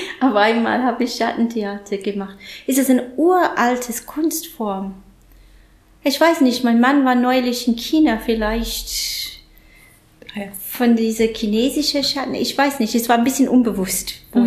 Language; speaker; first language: German; non-native, fluent; English